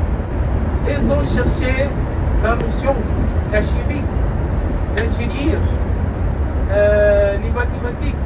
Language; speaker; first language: French; non-native, learner; Arabic